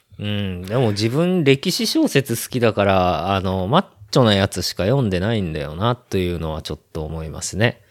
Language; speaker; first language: Japanese; native; Japanese